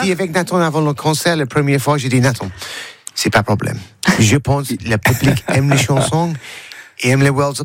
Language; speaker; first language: French; non-native, learner; English